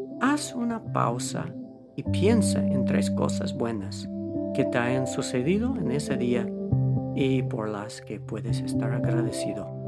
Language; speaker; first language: Spanish; non-native, fluent; English